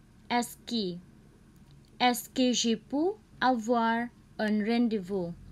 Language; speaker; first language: French; non-native, learner; Cebuano